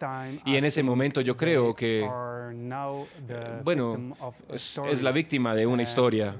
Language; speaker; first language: Spanish; non-native, fluent; Dutch